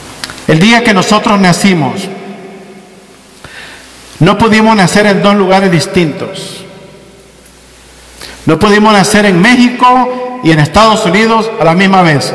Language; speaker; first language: Spanish; native; Spanish